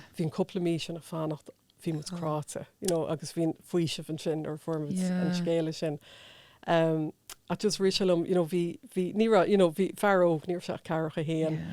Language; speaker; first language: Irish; non-native, local second language; English